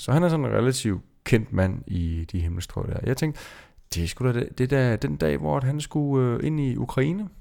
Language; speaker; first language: Danish; native; Danish